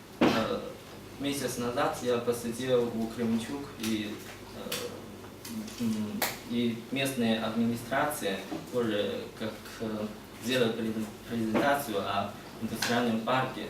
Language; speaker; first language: Russian; non-native, learner; Chinese